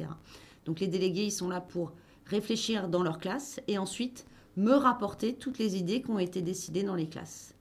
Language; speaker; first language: French; native; French